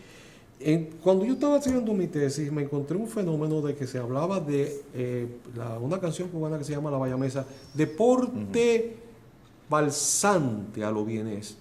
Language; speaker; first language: Spanish; native; Spanish